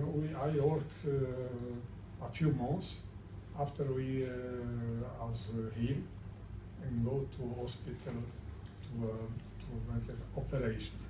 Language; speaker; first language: English; non-native, learner; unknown